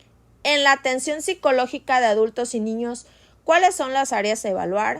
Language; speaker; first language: Spanish; native; Spanish